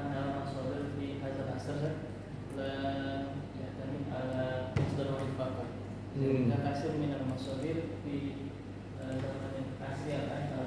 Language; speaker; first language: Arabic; non-native, learner; Indonesian